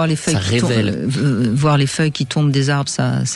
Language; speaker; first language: French; native; French